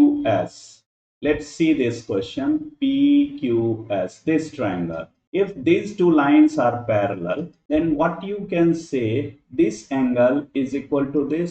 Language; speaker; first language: English; non-native, local second language; Hindi